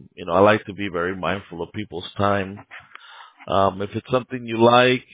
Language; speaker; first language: English; early bilingual, other home language; Spanish